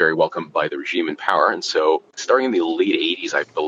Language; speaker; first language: English; non-native, fluent; Russian